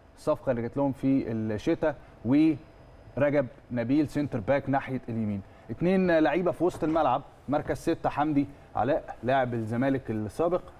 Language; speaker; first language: Arabic; native; Arabic